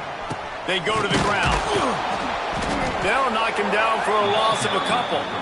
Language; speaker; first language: English; native; English